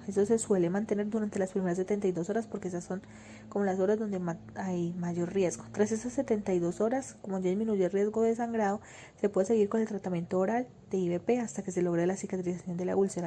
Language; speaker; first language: Spanish; native; Spanish